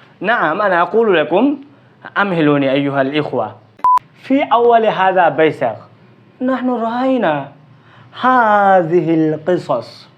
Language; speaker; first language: Arabic; non-native, fluent; Bangla